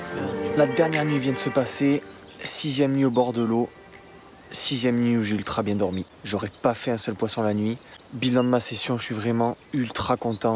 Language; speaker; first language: French; native; French